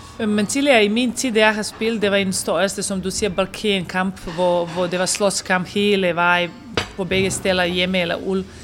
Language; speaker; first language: Danish; non-native, fluent; Serbian